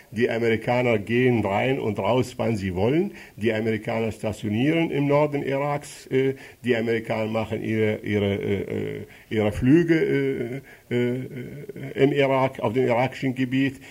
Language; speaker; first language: German; non-native, fluent; Arabic